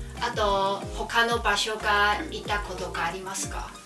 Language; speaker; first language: Japanese; non-native, learner; Chinese